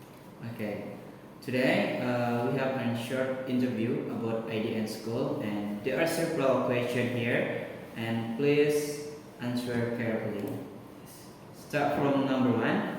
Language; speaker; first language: English; non-native, learner; Indonesian